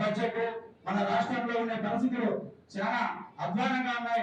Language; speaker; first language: Telugu; native; Telugu